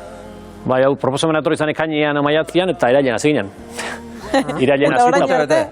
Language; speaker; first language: Basque; native; Basque